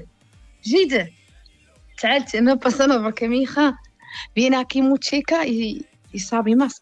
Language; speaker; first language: Spanish; non-native, learner; Arabic